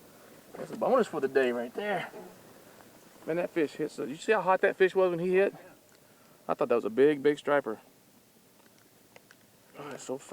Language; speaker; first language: English; native; English